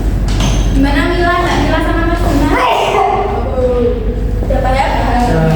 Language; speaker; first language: Indonesian; native; Indonesian